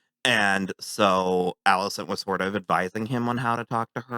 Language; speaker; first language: English; native; English